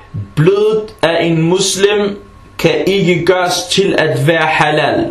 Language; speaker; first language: Danish; non-native, fluent; Arabic